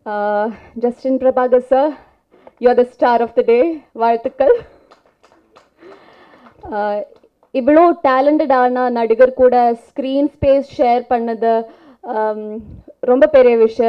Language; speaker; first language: Tamil; non-native, fluent; Malayalam